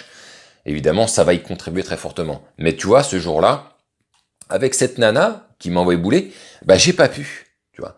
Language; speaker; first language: French; native; French